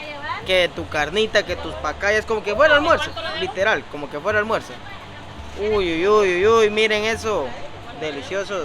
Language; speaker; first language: Spanish; native; Spanish